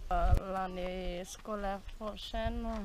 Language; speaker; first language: French; non-native, local second language; Malagasy